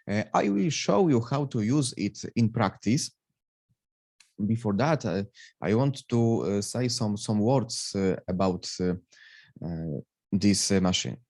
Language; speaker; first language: English; non-native, fluent; Polish